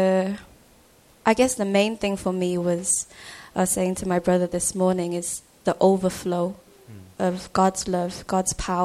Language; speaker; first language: English; native; English